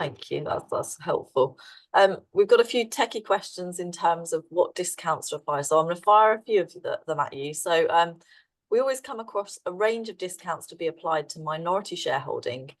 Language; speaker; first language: English; native; English